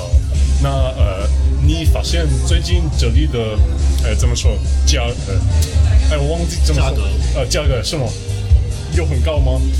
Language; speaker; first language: Chinese; non-native, learner; English